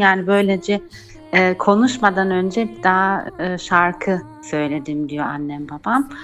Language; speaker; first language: Turkish; early bilingual, heritage; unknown